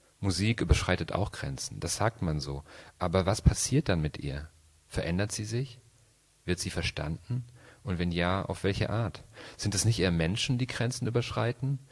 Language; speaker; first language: German; native; German